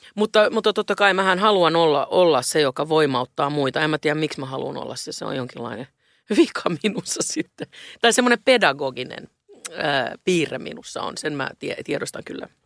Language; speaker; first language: Finnish; non-native, local second language; Swedish